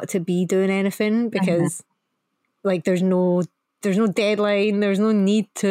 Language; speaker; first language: English; native; English